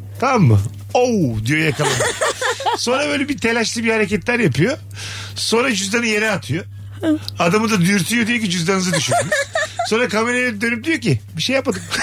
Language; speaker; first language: Turkish; native; Turkish